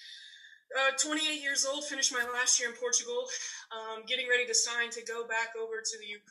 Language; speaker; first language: English; native; English